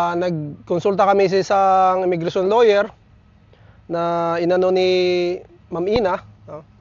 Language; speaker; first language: Filipino; native; Filipino